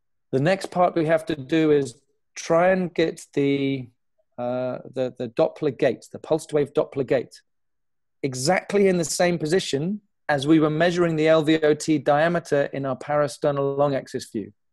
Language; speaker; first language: English; native; English